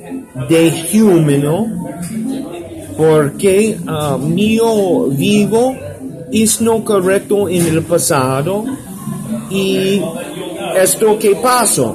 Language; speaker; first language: Spanish; non-native, learner; English